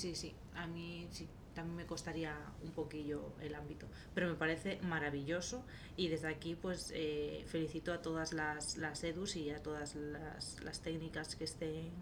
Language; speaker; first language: Spanish; native; Spanish